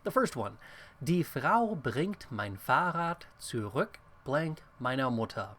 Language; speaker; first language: German; non-native, fluent; English